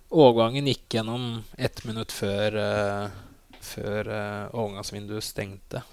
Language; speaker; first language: Norwegian; native; Norwegian